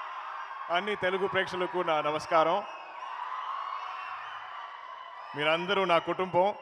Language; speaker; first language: Telugu; non-native, learner; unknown